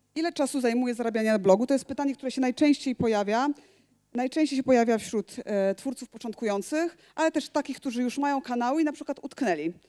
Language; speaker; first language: Polish; native; Polish